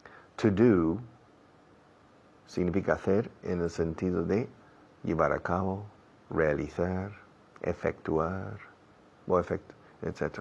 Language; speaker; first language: Spanish; non-native, fluent; English